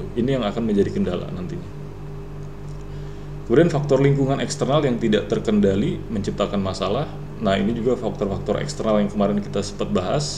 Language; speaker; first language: Indonesian; native; Indonesian